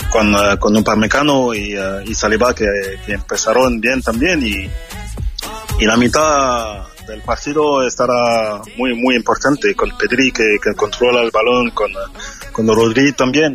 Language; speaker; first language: Spanish; non-native, fluent; French